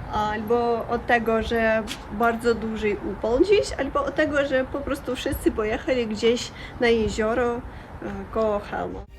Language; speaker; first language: Polish; non-native, learner; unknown